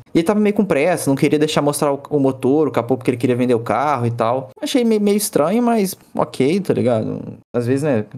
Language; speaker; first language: Portuguese; native; Portuguese